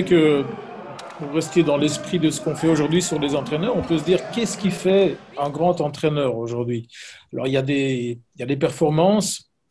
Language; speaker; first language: French; native; French